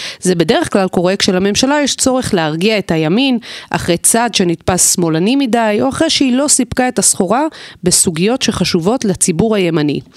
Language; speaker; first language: Hebrew; native; Hebrew